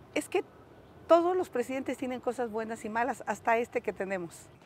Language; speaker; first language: Spanish; native; Spanish